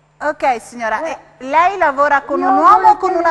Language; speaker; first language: Italian; native; Italian